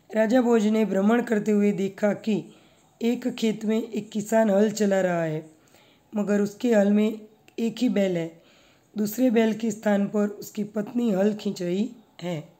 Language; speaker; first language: Hindi; non-native, local second language; Gujarati